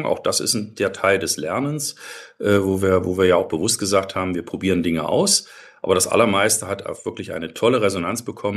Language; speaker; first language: German; native; German